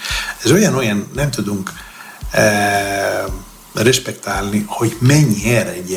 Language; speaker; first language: Hungarian; non-native, fluent; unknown